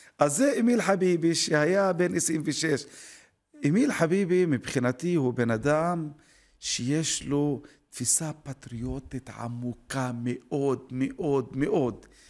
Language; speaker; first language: Hebrew; non-native, local second language; Arabic